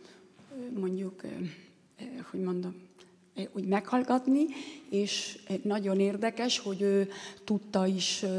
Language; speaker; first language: Hungarian; non-native, learner; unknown